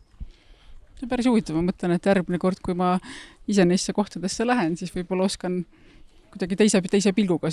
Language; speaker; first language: Estonian; native; Estonian